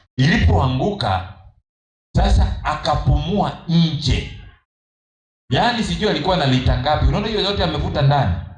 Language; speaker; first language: Swahili; non-native, local second language; Kamba